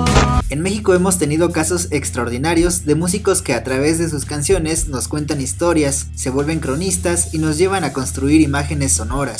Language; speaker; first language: Spanish; native; Spanish